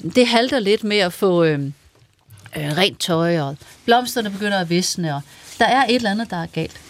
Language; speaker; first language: Danish; native; Danish